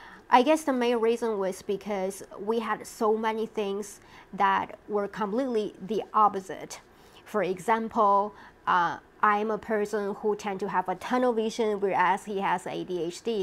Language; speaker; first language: English; non-native, fluent; Chinese